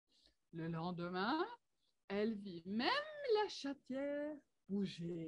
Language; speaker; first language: French; non-native, local second language; Arabic